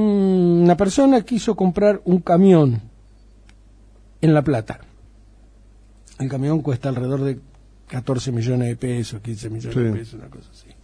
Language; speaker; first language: Spanish; native; Spanish